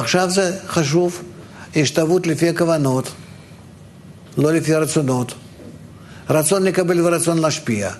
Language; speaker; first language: Hebrew; non-native, fluent; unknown